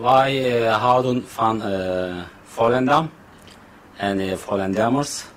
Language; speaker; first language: Dutch; non-native, learner; Turkish